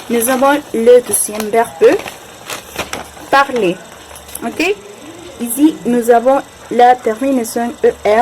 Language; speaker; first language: French; non-native, learner; Spanish